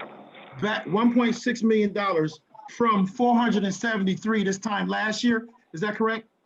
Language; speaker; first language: English; native; English